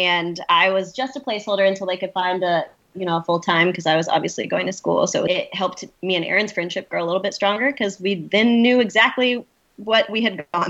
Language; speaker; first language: English; native; English